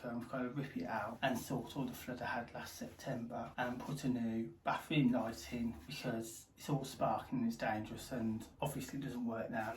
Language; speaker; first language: English; native; English